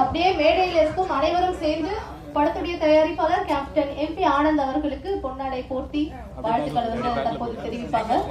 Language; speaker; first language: Tamil; native; Tamil